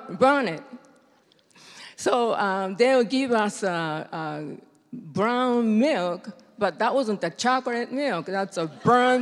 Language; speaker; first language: English; non-native, fluent; Japanese